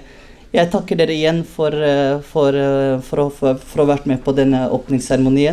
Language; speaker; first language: Norwegian; early bilingual, other home language; Somali